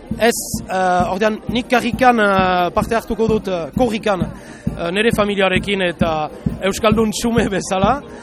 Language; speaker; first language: Basque; non-native, local second language; French